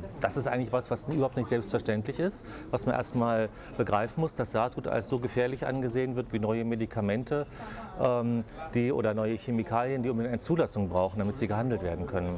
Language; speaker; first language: German; native; German